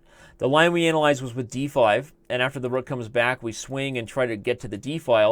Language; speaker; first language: English; native; English